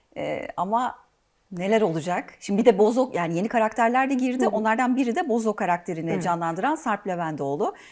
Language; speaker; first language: Turkish; native; Turkish